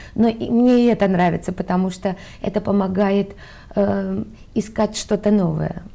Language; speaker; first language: Russian; non-native, local second language; Armenian